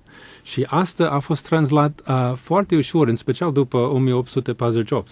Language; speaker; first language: Romanian; non-native, fluent; English